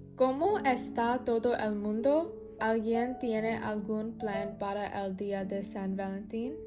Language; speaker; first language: Spanish; non-native, learner; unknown